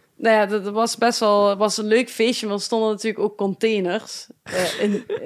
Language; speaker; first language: Dutch; native; Dutch